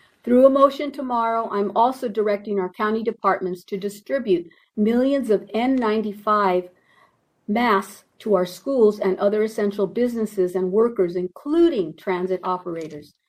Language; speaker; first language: English; early bilingual, other home language; Spanish